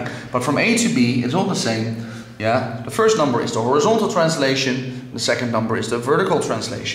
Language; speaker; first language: English; non-native, fluent; Dutch